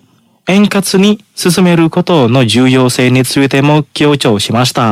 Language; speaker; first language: Japanese; non-native, fluent; Indonesian